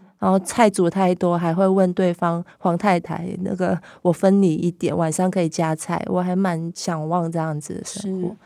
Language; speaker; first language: Chinese; non-native, local second language; Cantonese